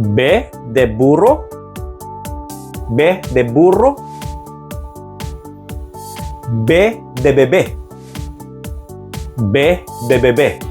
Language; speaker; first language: Spanish; non-native, fluent; Filipino